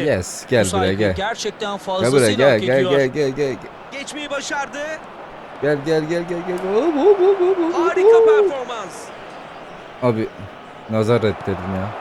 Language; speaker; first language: Turkish; native; Turkish